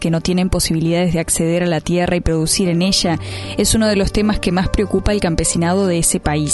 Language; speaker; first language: Spanish; native; Spanish